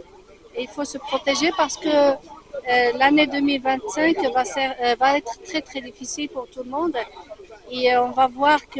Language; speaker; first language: French; non-native, fluent; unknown